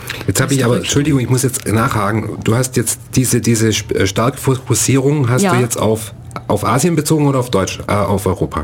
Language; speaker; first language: German; native; German